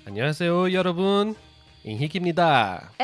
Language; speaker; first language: Korean; non-native, fluent; Portuguese